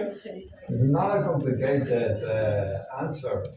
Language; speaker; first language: English; non-native, fluent; Spanish